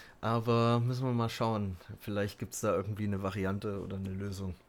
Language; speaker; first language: German; native; German